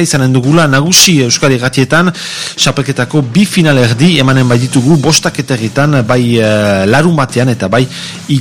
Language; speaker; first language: Basque; native; Basque